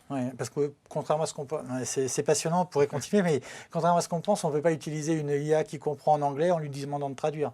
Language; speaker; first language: French; native; French